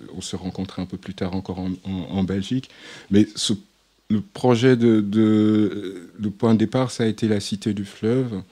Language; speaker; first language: French; non-native, local second language; Swahili